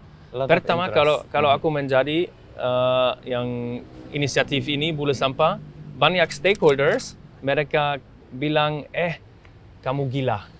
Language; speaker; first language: Indonesian; non-native, fluent; German